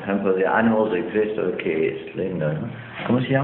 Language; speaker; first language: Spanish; non-native, learner; English